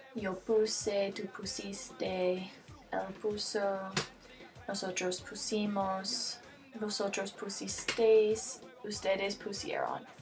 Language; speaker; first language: Spanish; non-native, learner; English